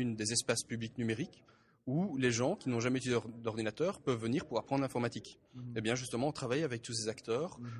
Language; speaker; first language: French; native; French